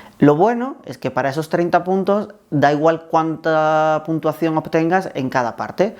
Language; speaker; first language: Spanish; native; Spanish